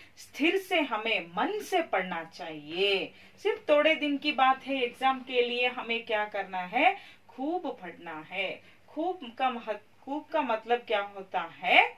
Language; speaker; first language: Hindi; non-native, local second language; Kannada